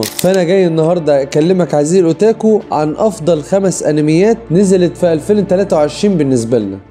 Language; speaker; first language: Arabic; native; Arabic